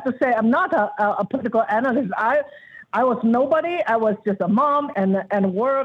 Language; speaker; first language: English; non-native, fluent; Chinese